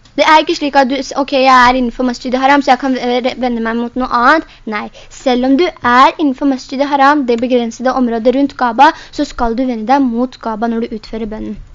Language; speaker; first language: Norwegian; early bilingual, other home language; Urdu